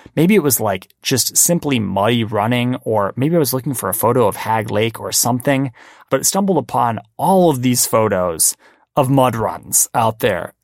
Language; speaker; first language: English; native; English